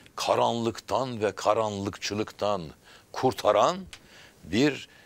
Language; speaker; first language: Turkish; native; Turkish